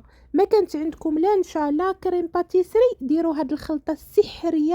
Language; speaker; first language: Arabic; native; Arabic